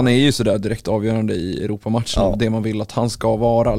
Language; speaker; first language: Swedish; native; Swedish